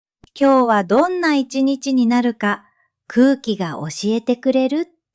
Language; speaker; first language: Japanese; non-native, fluent; Vietnamese